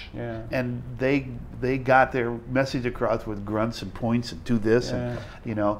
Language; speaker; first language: English; native; English